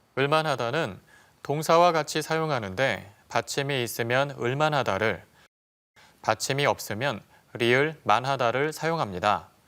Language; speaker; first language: Korean; native; Korean